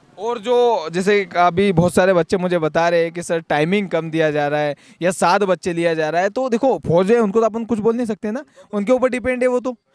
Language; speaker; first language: Hindi; native; Hindi